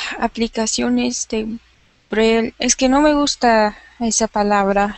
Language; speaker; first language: Spanish; non-native, learner; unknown